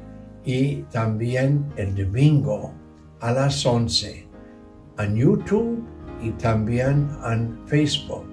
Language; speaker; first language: Spanish; non-native, learner; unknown